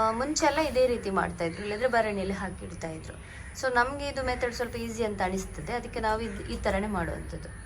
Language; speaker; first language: Kannada; non-native, local second language; Tulu